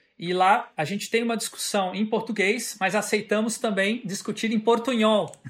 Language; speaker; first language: Portuguese; native; Portuguese